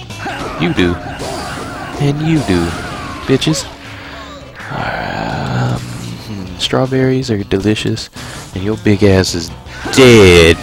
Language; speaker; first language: English; native; English